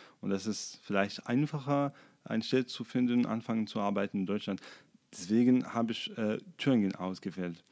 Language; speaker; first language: German; non-native, fluent; Arabic